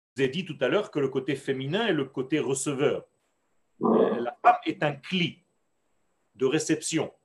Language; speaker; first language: French; non-native, fluent; Hebrew